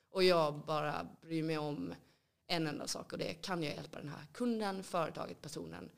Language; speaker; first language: Swedish; native; Swedish